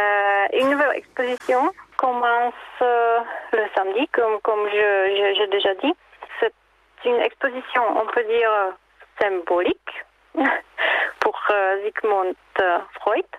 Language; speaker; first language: French; non-native, fluent; Czech